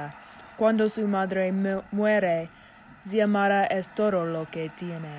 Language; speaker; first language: Spanish; non-native, learner; English